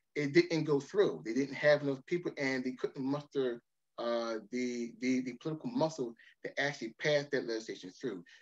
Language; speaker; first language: English; native; English